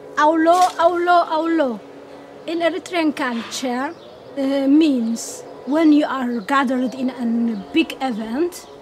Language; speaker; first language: English; non-native, fluent; Tigrinya